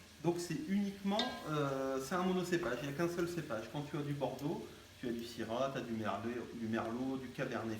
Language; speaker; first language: French; native; French